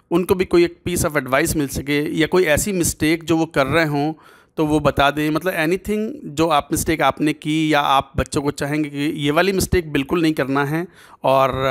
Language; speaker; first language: Hindi; native; Hindi